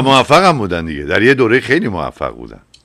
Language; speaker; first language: Persian; native; Persian